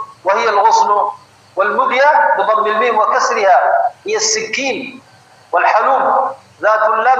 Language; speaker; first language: Arabic; non-native, fluent; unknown